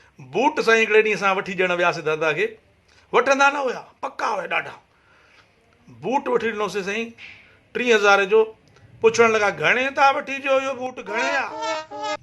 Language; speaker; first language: Sindhi; early bilingual, heritage; Sindhi